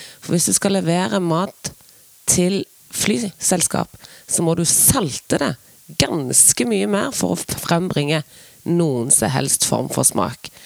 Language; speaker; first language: Norwegian; native; Norwegian